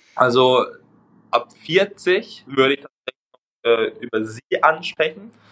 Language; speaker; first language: German; non-native, fluent; Hungarian